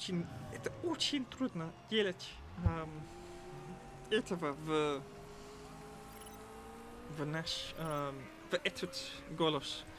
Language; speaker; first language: Russian; non-native, learner; English